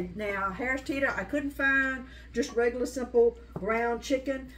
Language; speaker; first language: English; native; English